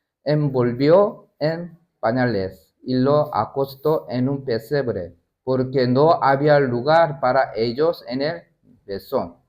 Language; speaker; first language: Spanish; non-native, learner; Korean